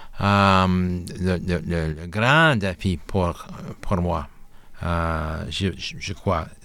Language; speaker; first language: French; non-native, local second language; English